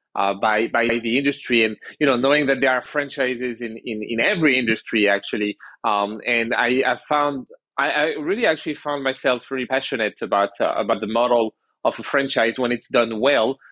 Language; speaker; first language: English; early bilingual, other home language; French